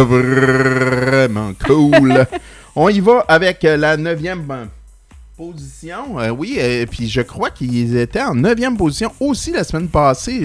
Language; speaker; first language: French; native; French